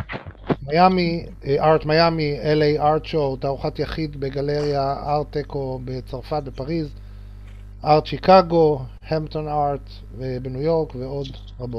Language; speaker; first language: Hebrew; native; Hebrew